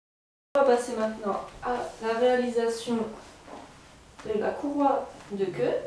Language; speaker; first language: French; native; French